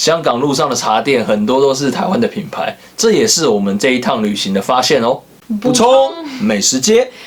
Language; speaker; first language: Chinese; native; Chinese